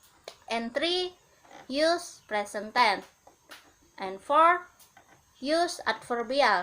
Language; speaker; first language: English; non-native, learner; Indonesian